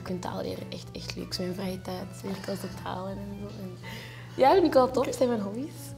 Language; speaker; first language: Dutch; native; Dutch